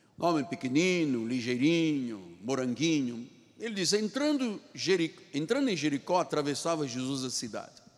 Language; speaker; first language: Portuguese; native; Portuguese